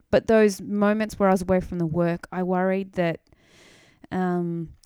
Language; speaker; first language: English; native; English